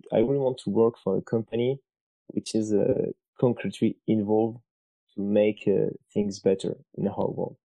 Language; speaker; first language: English; non-native, fluent; French